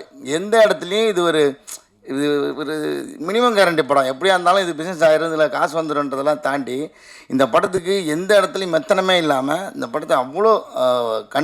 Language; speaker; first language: Tamil; native; Tamil